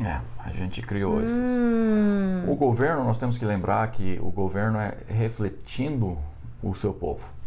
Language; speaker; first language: Portuguese; non-native, fluent; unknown